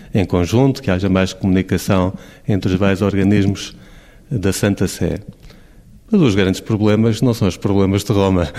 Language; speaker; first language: Portuguese; native; Portuguese